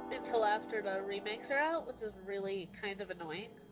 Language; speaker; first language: English; native; English